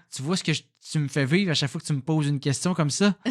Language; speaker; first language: French; native; French